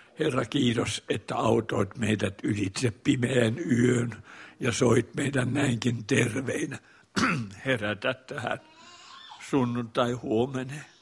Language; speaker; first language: Finnish; native; Finnish